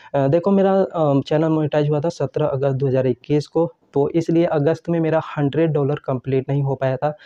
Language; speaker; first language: Hindi; native; Hindi